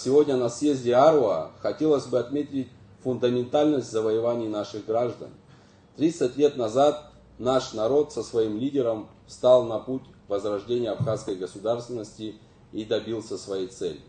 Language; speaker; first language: Russian; native; Russian